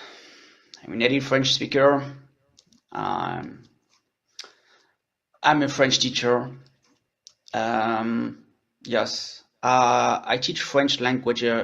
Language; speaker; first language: English; non-native, learner; French